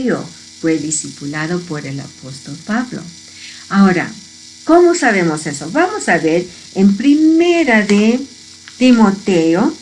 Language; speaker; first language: Spanish; early bilingual, heritage; Spanish